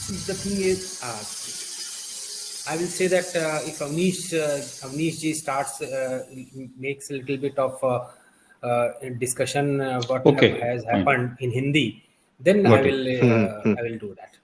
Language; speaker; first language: English; non-native, local second language; Hindi